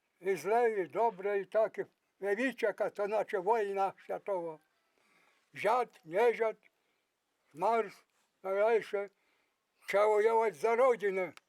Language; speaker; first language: Polish; early bilingual, heritage; Polish